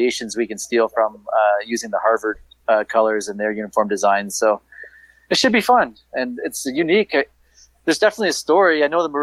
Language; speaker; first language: English; native; English